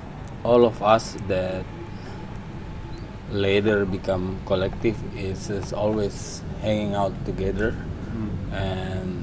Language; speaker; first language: English; non-native, learner; Indonesian